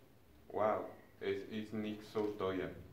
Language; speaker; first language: German; non-native, learner; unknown